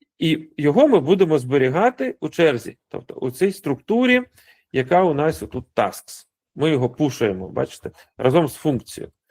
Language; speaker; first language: Ukrainian; non-native, local second language; Russian